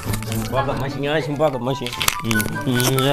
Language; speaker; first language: Indonesian; non-native, fluent; Urdu